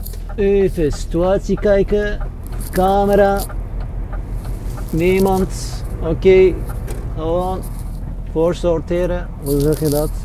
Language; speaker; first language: Dutch; non-native, fluent; Turkish